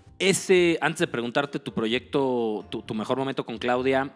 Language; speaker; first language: Spanish; native; Spanish